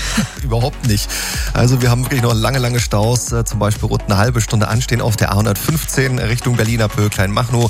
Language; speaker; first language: German; native; German